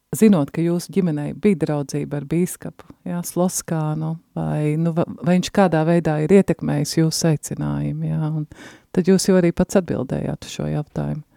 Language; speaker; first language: Latvian; native; Latvian